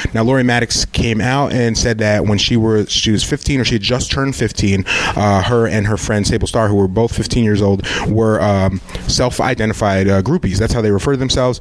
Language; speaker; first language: English; native; English